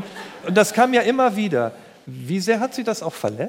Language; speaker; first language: German; native; German